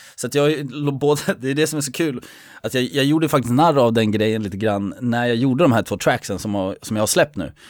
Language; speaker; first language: Swedish; native; Swedish